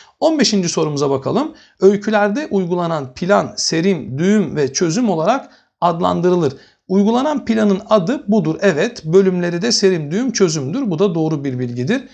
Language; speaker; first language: Turkish; native; Turkish